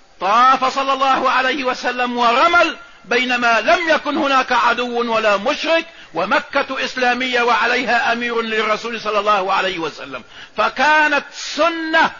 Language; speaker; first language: Arabic; native; Arabic